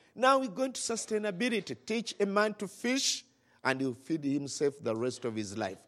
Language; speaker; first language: English; non-native, local second language; Ganda